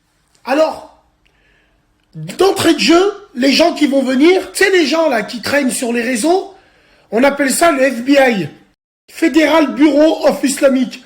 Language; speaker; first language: French; native; French